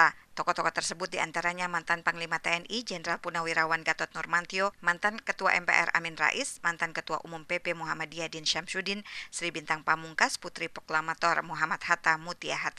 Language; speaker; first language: Indonesian; native; Indonesian